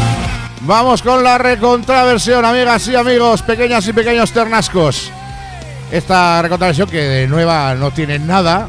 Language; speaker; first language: Spanish; native; Spanish